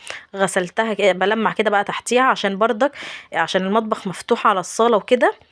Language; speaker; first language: Arabic; native; Arabic